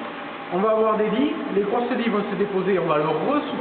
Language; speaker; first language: French; native; French